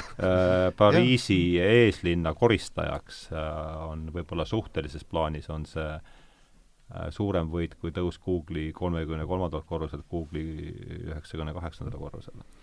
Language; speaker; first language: Estonian; native; Estonian